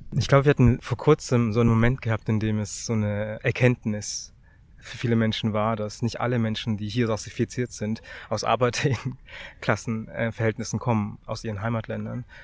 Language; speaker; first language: German; early bilingual, other home language; Tamil